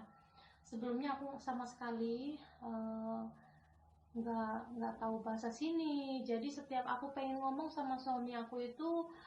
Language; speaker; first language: Indonesian; non-native, local second language; Javanese